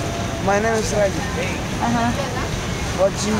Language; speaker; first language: English; non-native, learner; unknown